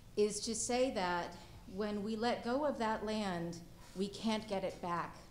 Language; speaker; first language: English; native; English